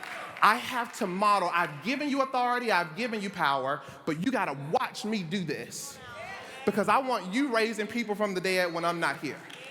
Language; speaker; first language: English; native; English